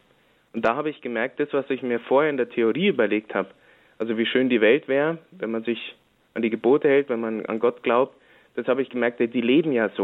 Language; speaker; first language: German; native; German